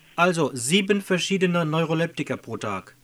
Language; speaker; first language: German; native; German